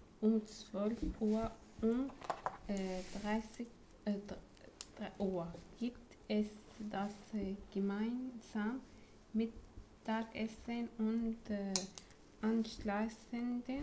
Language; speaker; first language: German; non-native, learner; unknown